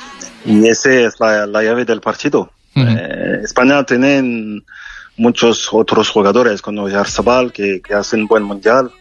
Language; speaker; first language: Spanish; non-native, learner; French